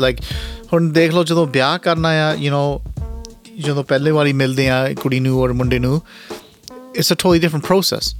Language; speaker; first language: Punjabi; early bilingual, heritage; Punjabi